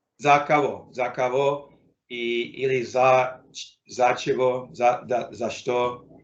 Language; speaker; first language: Russian; non-native, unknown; English